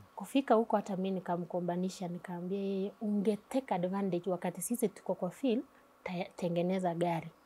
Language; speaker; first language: Swahili; non-native, local second language; Kalaallisut